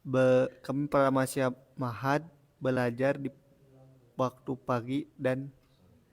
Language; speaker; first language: Indonesian; non-native, local second language; Sundanese